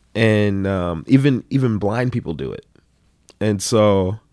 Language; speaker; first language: English; native; English